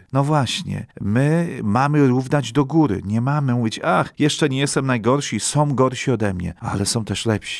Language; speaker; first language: Polish; native; Polish